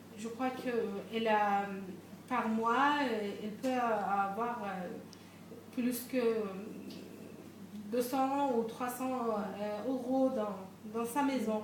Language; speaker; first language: French; non-native, fluent; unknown